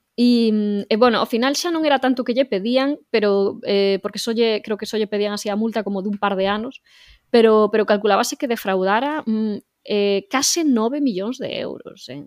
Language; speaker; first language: Galician; native; Galician